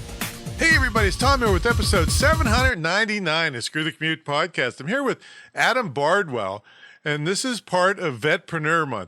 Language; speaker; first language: English; native; English